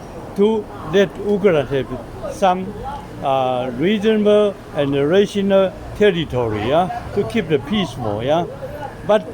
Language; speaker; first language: English; non-native, learner; Chinese